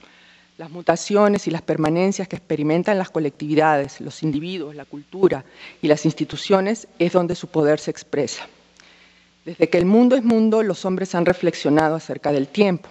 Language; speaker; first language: Spanish; native; Spanish